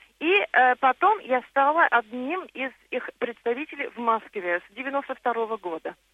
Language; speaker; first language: Russian; non-native, fluent; English